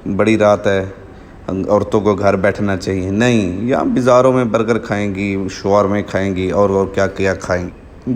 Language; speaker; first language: Urdu; non-native, local second language; Saraiki